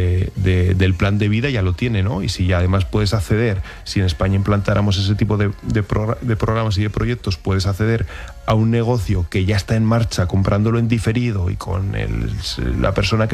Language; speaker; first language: Spanish; native; Spanish